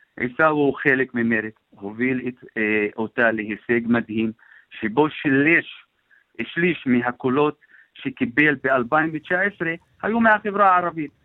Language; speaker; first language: Hebrew; non-native, local second language; Arabic